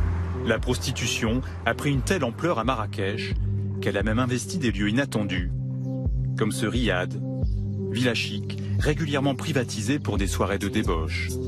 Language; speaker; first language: French; native; French